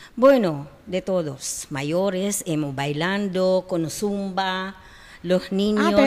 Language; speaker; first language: Spanish; non-native, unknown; Filipino